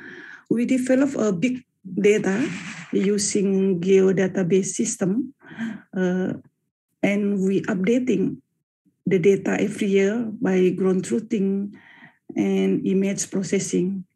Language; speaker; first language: English; non-native, fluent; Indonesian